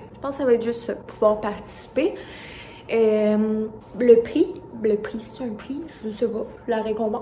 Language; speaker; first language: French; native; French